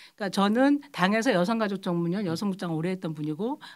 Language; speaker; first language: Korean; native; Korean